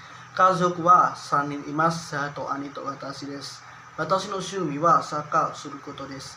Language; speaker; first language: Japanese; non-native, learner; Indonesian